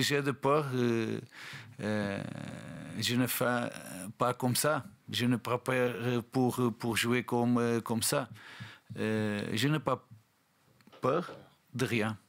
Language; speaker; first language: French; non-native, learner; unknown